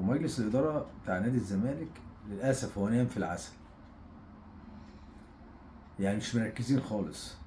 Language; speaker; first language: Arabic; native; Arabic